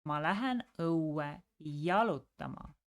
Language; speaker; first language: Estonian; non-native, local second language; Russian